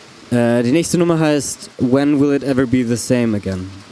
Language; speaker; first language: German; native; German